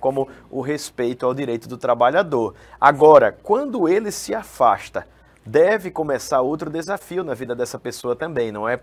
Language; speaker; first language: Portuguese; native; Portuguese